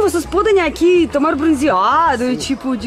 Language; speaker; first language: Portuguese; non-native, fluent; Russian